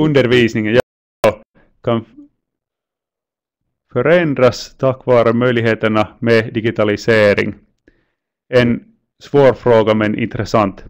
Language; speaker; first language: Swedish; non-native, local second language; Finnish